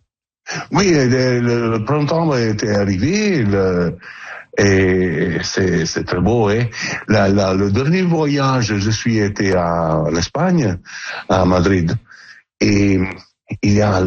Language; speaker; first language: French; non-native, learner; Italian